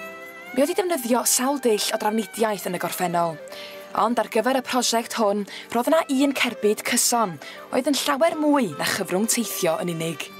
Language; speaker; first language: Welsh; native; Welsh